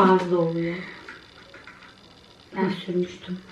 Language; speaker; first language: Turkish; native; Turkish